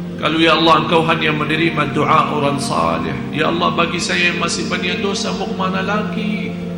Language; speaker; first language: Indonesian; non-native, fluent; Arabic